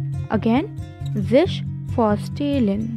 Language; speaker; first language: German; non-native, learner; Hindi